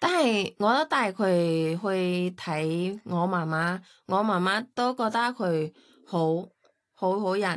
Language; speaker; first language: Cantonese; non-native, learner; Thai